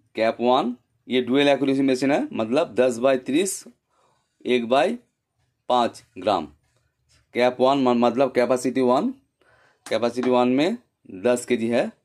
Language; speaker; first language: Hindi; non-native, local second language; Bangla